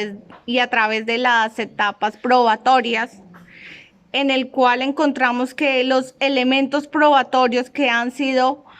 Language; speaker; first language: Spanish; native; Spanish